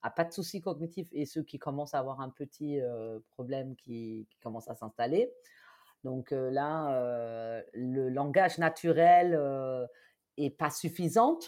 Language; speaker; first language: French; non-native, fluent; German